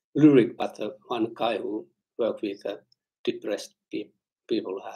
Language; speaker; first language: English; non-native, learner; Finnish